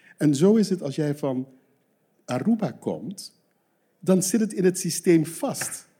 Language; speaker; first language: Dutch; non-native, local second language; Papiamento